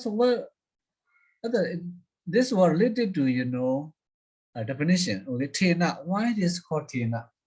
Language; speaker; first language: English; non-native, fluent; Burmese